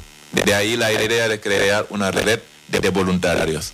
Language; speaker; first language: Spanish; non-native, fluent; Wolof